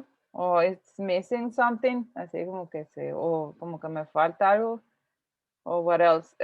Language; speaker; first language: Spanish; native; Spanish